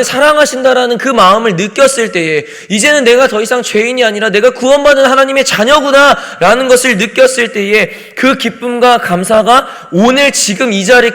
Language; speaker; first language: Korean; native; Korean